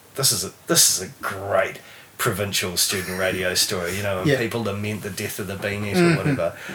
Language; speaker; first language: English; native; English